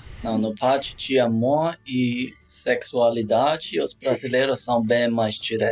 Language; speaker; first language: Portuguese; non-native, learner; German